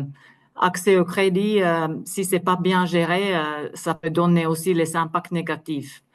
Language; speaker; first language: French; non-native, fluent; Finnish